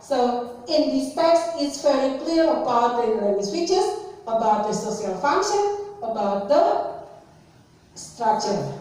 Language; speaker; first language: English; non-native, fluent; Indonesian